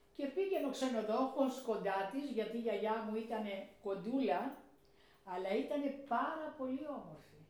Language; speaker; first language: Greek; early bilingual, heritage; Greek